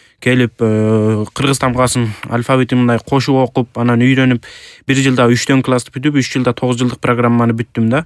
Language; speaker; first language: Kyrgyz; early bilingual, heritage; Kyrgyz